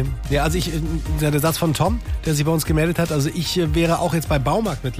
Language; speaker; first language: German; native; German